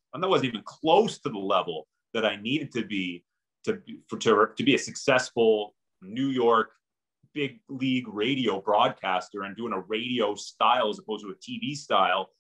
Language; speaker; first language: English; native; English